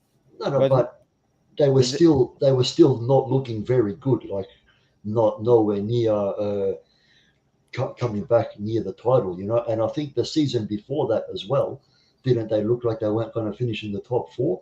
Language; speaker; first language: English; native; English